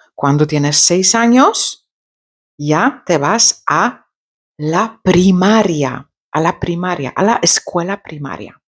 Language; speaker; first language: Spanish; non-native, fluent; Polish